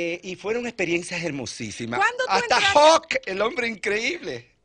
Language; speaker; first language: Spanish; native; Spanish